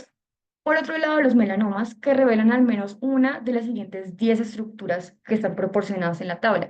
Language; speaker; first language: Spanish; native; Spanish